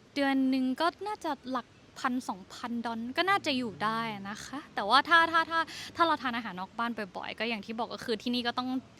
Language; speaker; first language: Thai; native; Thai